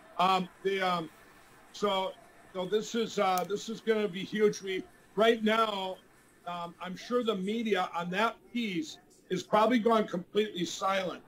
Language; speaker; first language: English; native; English